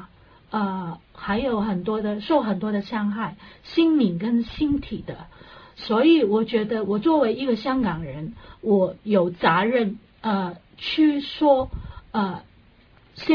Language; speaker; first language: Chinese; non-native, local second language; Cantonese